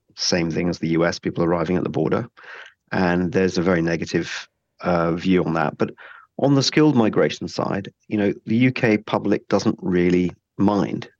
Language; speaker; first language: English; native; English